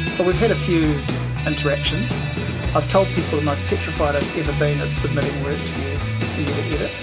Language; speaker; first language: English; native; English